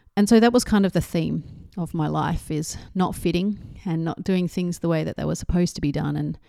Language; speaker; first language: English; native; English